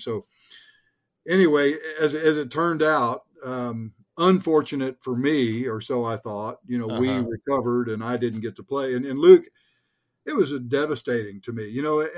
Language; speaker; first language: English; native; English